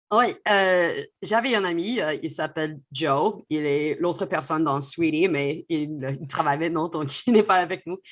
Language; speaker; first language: French; non-native, fluent; English